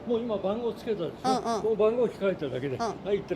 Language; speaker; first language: Japanese; native; Japanese